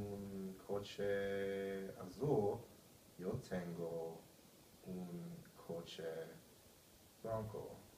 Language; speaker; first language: Spanish; non-native, learner; English